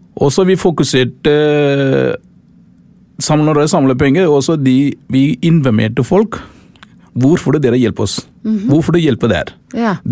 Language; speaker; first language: Norwegian; non-native, learner; Sinhala